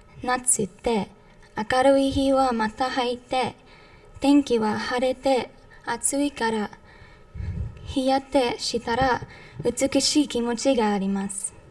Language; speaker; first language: Japanese; non-native, learner; English